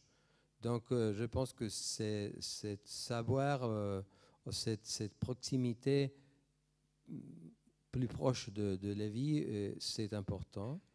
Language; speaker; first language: French; non-native, fluent; Spanish